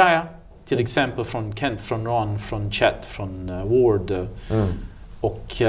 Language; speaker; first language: Swedish; non-native, learner; English